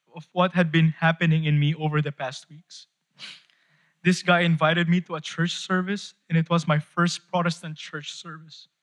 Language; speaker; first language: English; non-native, local second language; Filipino